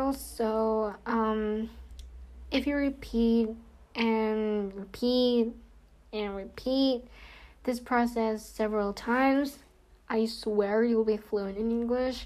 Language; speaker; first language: English; non-native, fluent; Korean